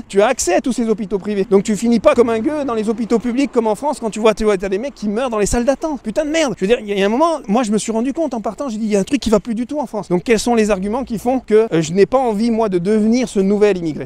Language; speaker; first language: French; native; French